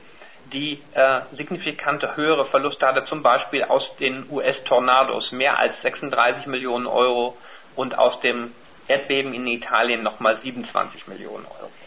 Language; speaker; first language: German; native; German